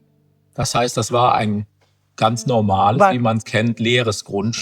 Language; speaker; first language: German; native; German